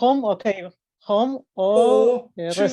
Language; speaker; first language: English; non-native, learner; Spanish